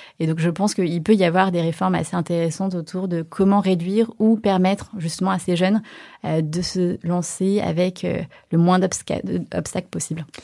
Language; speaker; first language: French; early bilingual, other home language; Chinese